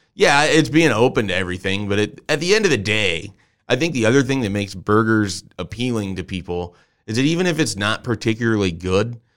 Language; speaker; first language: English; native; English